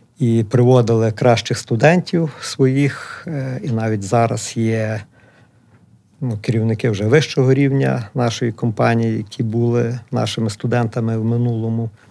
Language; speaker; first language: Ukrainian; native; Ukrainian